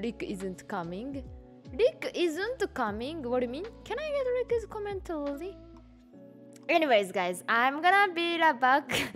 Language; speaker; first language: English; non-native, fluent; Japanese